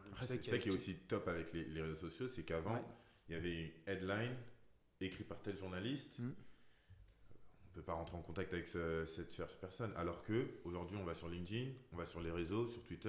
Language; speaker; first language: French; native; French